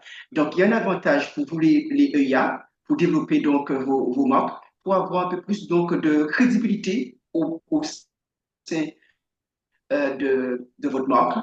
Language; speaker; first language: French; native; French